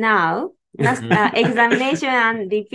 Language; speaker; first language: English; non-native, learner; Japanese